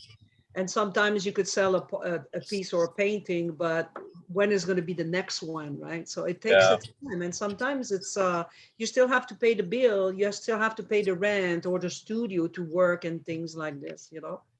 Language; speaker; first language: English; non-native, fluent; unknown